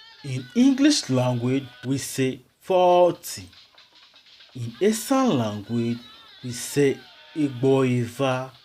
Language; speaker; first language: English; non-native, local second language; Esan